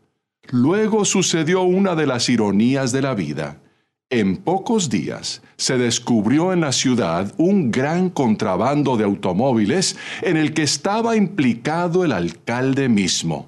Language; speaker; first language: Spanish; native; Spanish